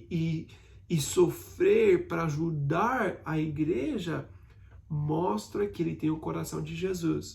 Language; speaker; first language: Portuguese; non-native, fluent; English